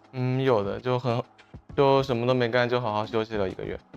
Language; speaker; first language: Chinese; native; Chinese